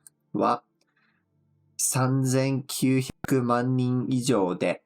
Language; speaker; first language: Japanese; non-native, fluent; English